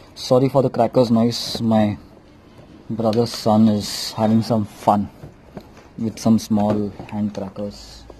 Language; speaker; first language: English; non-native, local second language; Gujarati